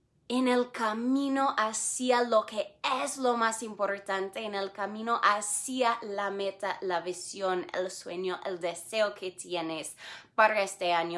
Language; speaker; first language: Spanish; non-native, fluent; English